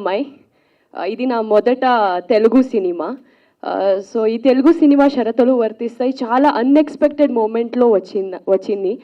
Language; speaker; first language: Telugu; non-native, local second language; Kannada